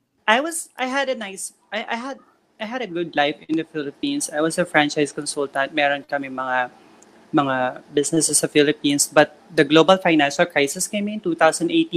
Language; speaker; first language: English; non-native, local second language; Filipino